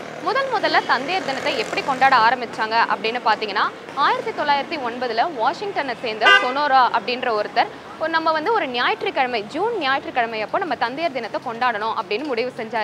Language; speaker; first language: Tamil; native; Tamil